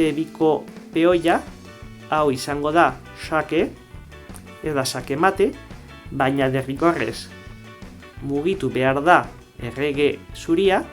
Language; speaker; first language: Basque; non-native, local second language; Spanish